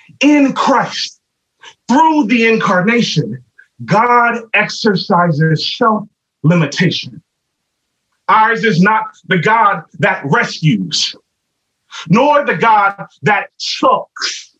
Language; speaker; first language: English; native; English